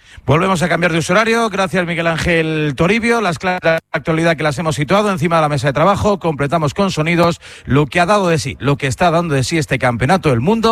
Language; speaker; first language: Spanish; native; Spanish